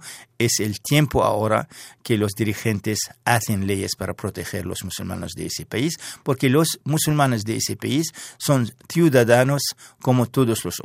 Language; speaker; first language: Spanish; non-native, fluent; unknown